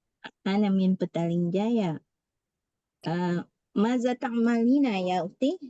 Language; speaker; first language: Arabic; non-native, learner; Malay